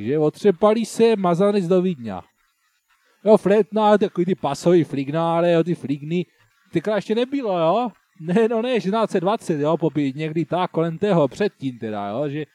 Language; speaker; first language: Czech; native; Czech